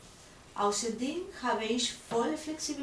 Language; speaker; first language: German; non-native, learner; Spanish